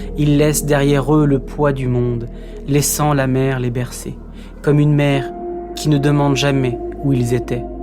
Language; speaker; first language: French; native; French